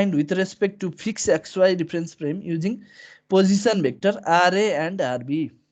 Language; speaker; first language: English; non-native, local second language; Nepali